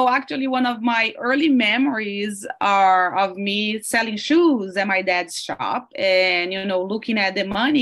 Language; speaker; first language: English; non-native, fluent; Portuguese